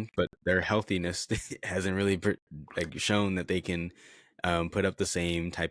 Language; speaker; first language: English; native; English